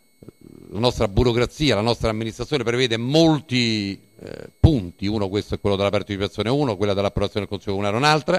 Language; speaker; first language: Italian; native; Italian